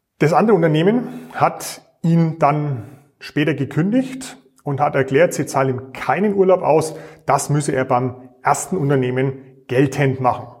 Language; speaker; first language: German; native; German